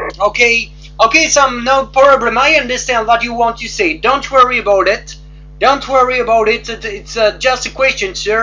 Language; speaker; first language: English; non-native, learner; French